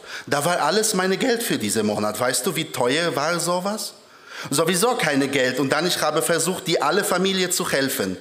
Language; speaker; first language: German; early bilingual, other home language; Polish